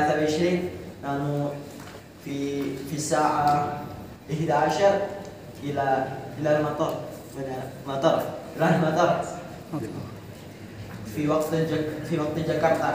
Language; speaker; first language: Arabic; non-native, learner; Indonesian